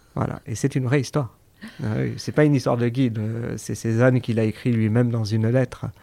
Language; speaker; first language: French; native; French